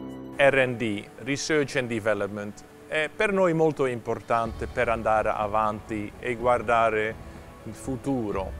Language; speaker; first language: Italian; non-native, fluent; Dutch